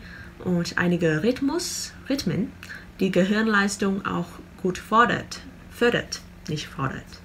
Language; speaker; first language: German; non-native, fluent; Vietnamese